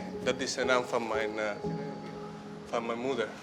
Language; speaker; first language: Dutch; non-native, fluent; Spanish